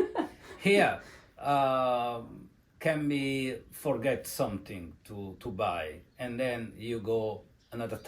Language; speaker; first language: English; non-native, learner; Italian